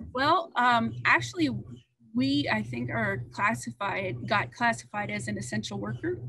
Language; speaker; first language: English; native; English